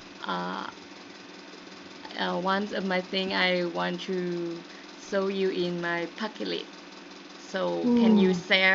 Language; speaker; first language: English; non-native, learner; Vietnamese